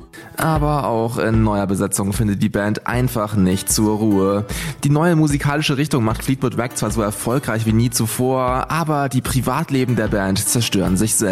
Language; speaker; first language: German; native; German